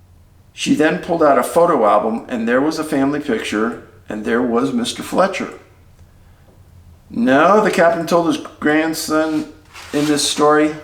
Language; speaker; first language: English; native; English